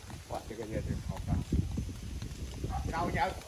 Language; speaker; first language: Chinese; non-native, fluent; Vietnamese